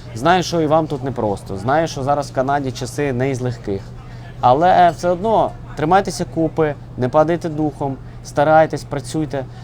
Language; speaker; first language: Ukrainian; native; Ukrainian